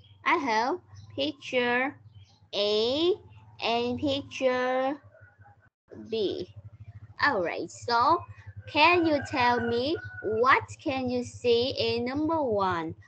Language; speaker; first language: English; non-native, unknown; Vietnamese